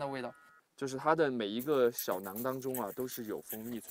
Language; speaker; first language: Chinese; native; Chinese